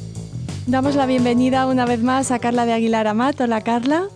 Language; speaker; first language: Spanish; native; Spanish